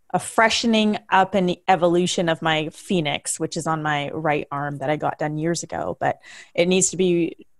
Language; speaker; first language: English; early bilingual, other home language; Hindi